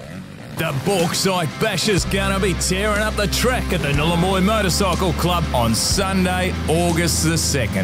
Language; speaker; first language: English; native; English